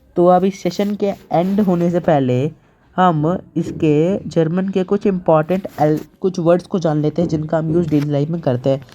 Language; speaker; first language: Hindi; native; Hindi